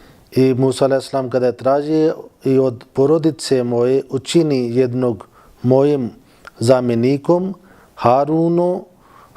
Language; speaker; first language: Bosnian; non-native, fluent; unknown